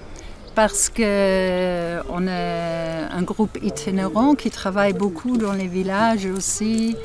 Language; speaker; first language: French; non-native, fluent; German